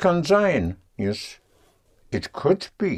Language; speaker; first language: German; non-native, fluent; English